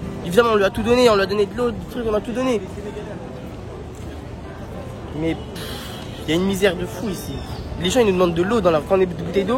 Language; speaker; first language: French; native; French